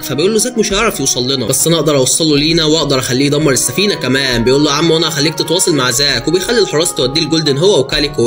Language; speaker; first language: Arabic; native; Arabic